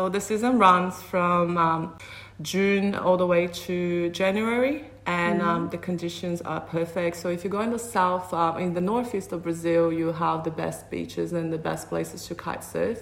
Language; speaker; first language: English; non-native, fluent; Portuguese